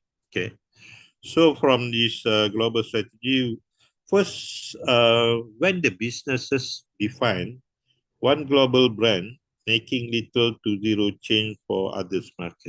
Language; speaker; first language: English; non-native, local second language; Malay